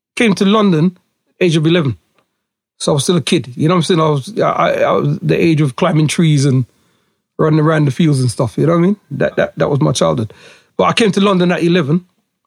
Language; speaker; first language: English; native; English